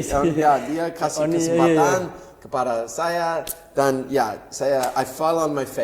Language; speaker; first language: Indonesian; non-native, fluent; English